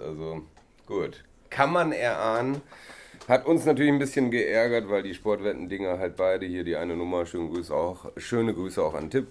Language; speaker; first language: German; native; German